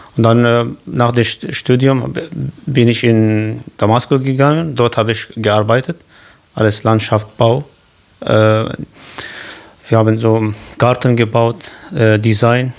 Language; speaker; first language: German; non-native, learner; Kurdish